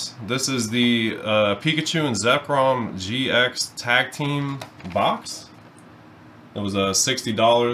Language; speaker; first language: English; native; English